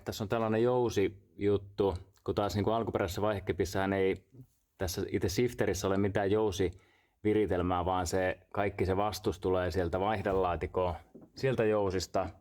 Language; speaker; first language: Finnish; native; Finnish